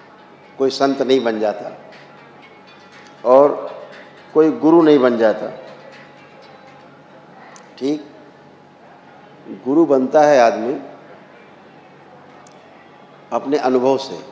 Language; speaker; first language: Hindi; native; Hindi